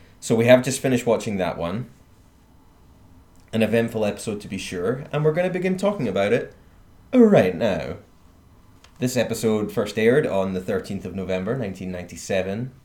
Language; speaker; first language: English; native; English